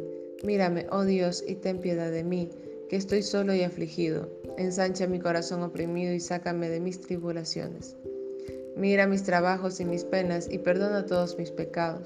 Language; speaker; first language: Spanish; native; Spanish